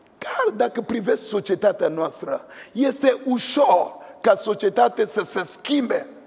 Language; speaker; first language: Romanian; non-native, fluent; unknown